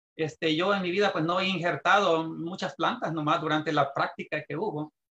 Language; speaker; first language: Spanish; native; Spanish